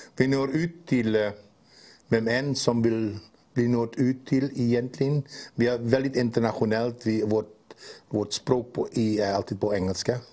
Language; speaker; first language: Swedish; non-native, fluent; Dutch